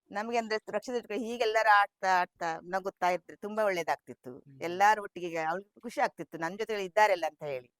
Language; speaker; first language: Kannada; non-native, local second language; Tulu